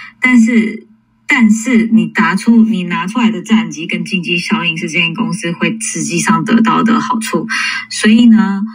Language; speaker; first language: Chinese; early bilingual, heritage; English